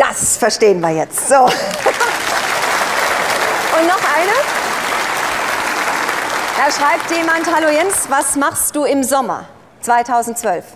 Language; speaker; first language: German; native; German